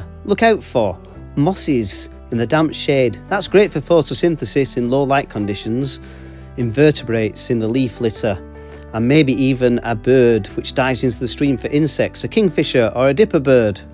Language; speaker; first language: English; native; English